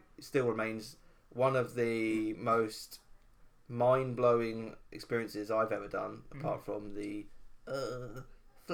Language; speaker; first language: English; native; English